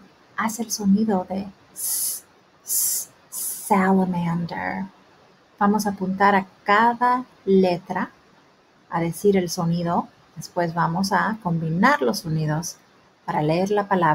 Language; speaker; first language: Spanish; early bilingual, heritage; Spanish